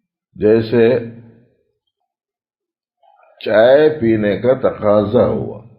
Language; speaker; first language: Urdu; native; Urdu